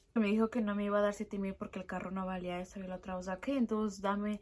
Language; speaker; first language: Spanish; early bilingual, heritage; Spanish